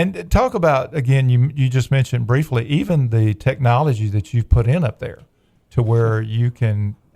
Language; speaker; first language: English; native; English